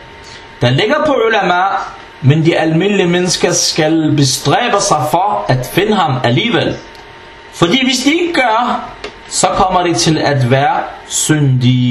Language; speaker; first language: Danish; non-native, fluent; Arabic